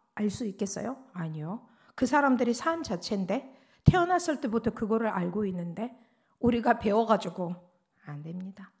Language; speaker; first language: Korean; non-native, fluent; Russian